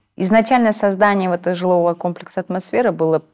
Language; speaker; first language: Russian; non-native, local second language; Kazakh